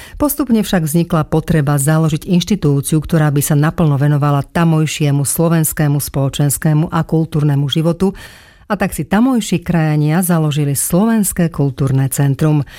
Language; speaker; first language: Slovak; native; Slovak